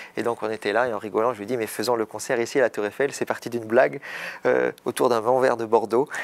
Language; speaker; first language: French; native; French